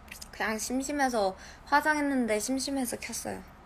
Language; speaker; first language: Korean; early bilingual, heritage; Korean